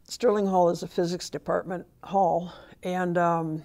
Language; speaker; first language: English; native; English